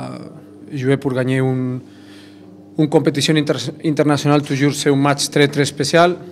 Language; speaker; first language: French; non-native, fluent; Spanish